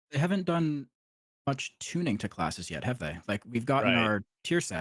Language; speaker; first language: English; native; English